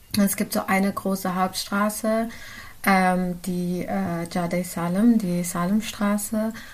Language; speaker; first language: German; early bilingual, other home language; Central Kurdish